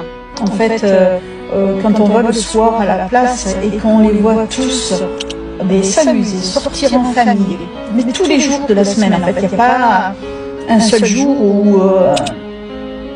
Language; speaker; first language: French; native; French